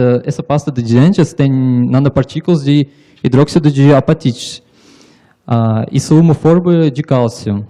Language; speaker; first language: Portuguese; non-native, learner; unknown